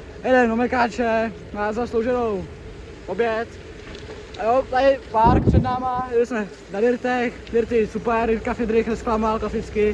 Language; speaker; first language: Czech; native; Czech